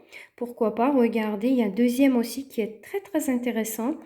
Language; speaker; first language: French; native; French